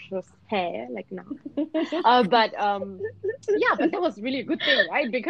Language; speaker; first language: English; native; English